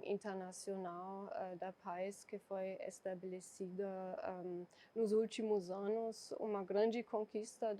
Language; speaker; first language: Portuguese; non-native, fluent; German